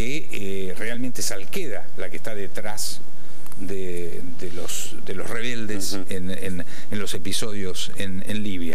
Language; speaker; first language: Spanish; native; Spanish